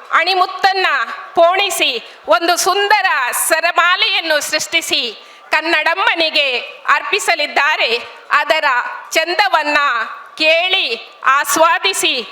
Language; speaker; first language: Kannada; native; Kannada